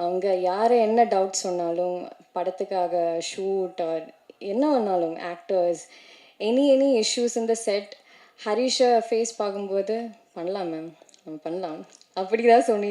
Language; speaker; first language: Tamil; non-native, learner; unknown